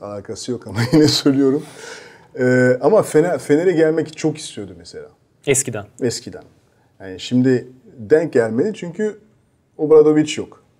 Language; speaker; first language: Turkish; non-native, fluent; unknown